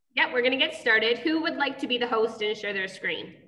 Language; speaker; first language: English; native; English